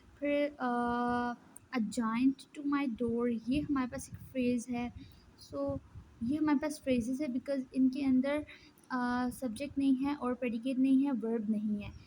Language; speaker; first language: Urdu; native; Urdu